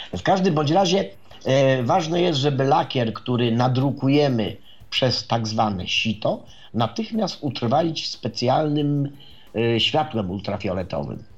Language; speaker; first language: Polish; native; Polish